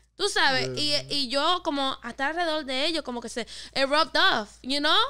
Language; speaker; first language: Spanish; native; Spanish